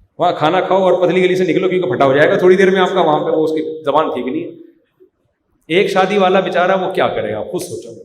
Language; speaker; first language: Urdu; native; Urdu